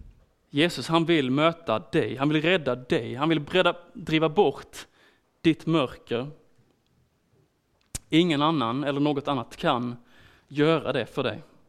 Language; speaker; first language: Swedish; native; Swedish